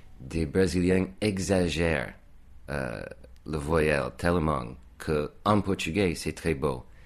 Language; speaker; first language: French; non-native, fluent; English